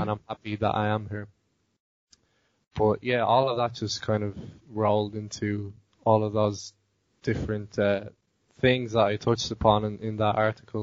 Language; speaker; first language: English; native; English